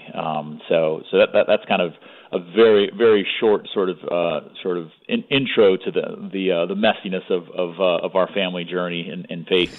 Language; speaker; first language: English; native; English